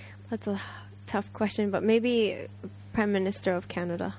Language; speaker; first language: English; non-native, fluent; Japanese